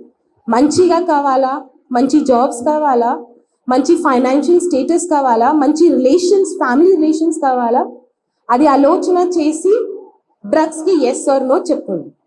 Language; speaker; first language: Telugu; non-native, fluent; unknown